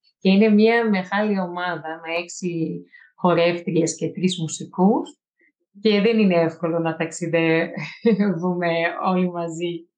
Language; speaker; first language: Greek; non-native, fluent; Portuguese